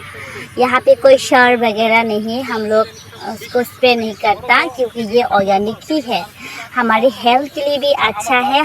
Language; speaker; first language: Hindi; non-native, local second language; Bodo